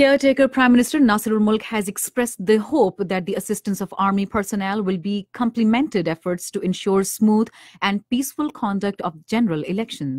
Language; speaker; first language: English; non-native, local second language; Urdu